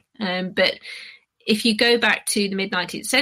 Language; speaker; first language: English; native; English